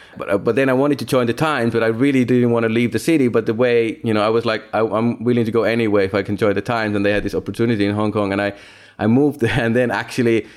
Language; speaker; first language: English; non-native, fluent; Finnish